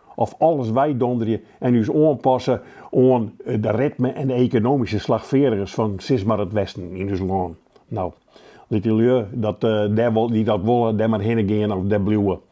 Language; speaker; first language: Dutch; non-native, local second language; Western Frisian